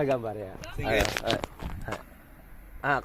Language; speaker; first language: Japanese; non-native, learner; Filipino